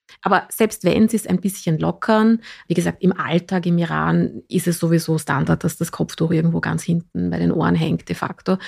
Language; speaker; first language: German; early bilingual, other home language; Persian